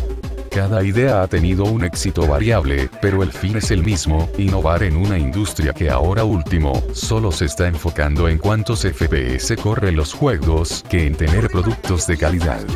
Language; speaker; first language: Spanish; native; Spanish